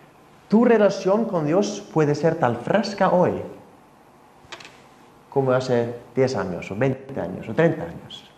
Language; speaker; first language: Spanish; non-native, fluent; Icelandic